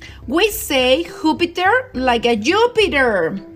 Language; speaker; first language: English; non-native, learner; Spanish